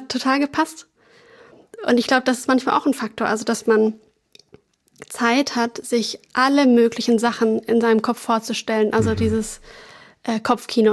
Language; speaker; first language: German; native; German